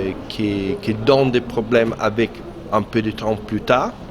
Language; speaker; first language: French; non-native, fluent; Italian